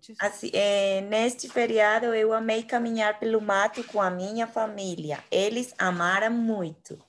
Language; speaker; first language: Portuguese; non-native, learner; Spanish